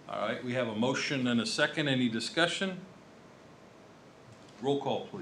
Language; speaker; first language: English; native; English